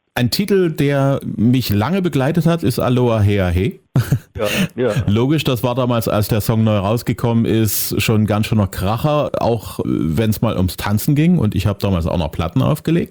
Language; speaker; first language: German; native; German